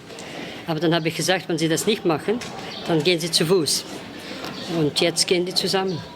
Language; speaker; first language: German; non-native, fluent; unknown